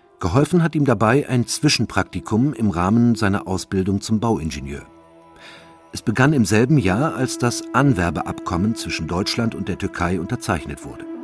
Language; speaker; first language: German; native; German